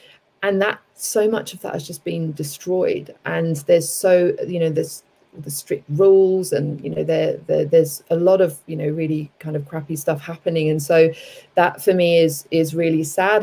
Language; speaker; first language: English; native; English